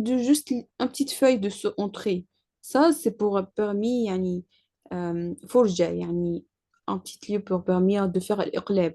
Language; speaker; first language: French; non-native, learner; Arabic